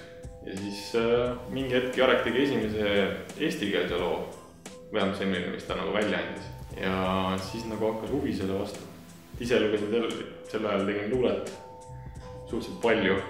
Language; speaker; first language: Estonian; native; Estonian